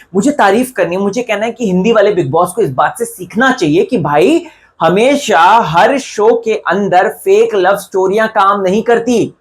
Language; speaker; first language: Hindi; non-native, local second language; Marathi